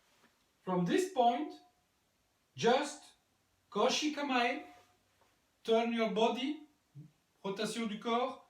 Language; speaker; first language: English; non-native, learner; French